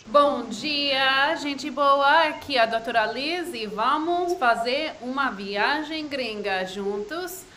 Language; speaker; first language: Portuguese; non-native, fluent; English